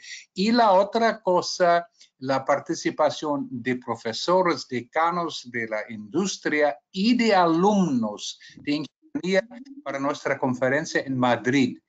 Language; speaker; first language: Spanish; non-native, fluent; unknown